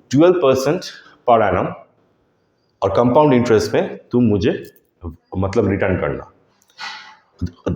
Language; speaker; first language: Hindi; non-native, local second language; Bangla